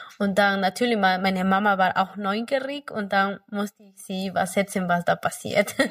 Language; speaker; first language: German; non-native, fluent; Spanish